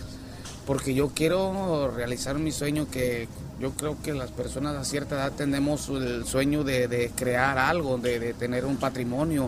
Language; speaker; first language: Spanish; native; Spanish